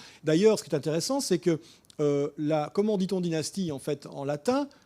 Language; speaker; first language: French; native; French